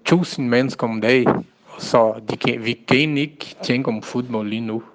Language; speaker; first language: Danish; non-native, learner; Portuguese